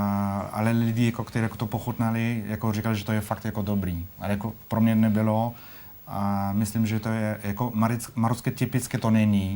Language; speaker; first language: Czech; non-native, fluent; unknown